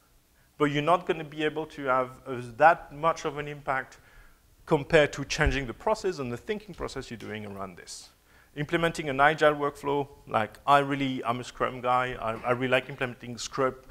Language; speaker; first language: English; non-native, fluent; French